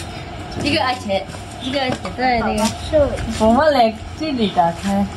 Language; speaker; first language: Chinese; non-native, learner; Lao